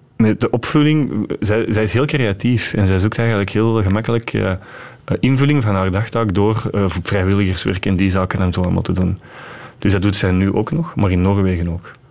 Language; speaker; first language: Dutch; native; Dutch